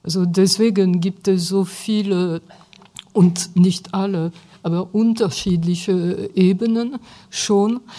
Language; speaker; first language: German; non-native, fluent; French